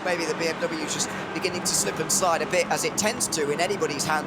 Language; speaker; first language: English; native; English